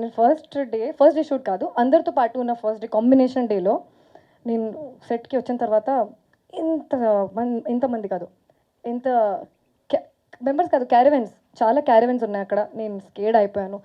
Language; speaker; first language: Telugu; non-native, fluent; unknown